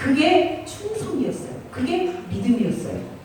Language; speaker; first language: Korean; native; Korean